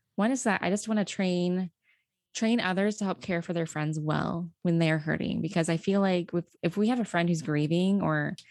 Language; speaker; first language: English; native; English